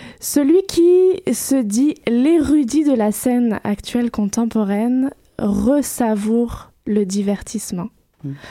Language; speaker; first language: French; native; French